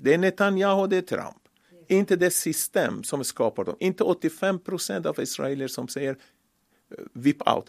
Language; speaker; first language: Swedish; non-native, fluent; Persian